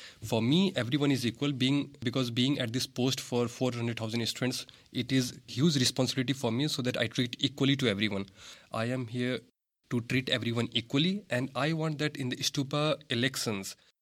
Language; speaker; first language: English; non-native, local second language; Hindi